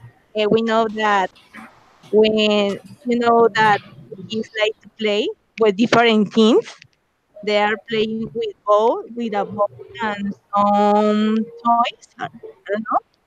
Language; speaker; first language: English; non-native, learner; Spanish